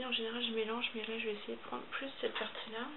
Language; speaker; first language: French; native; French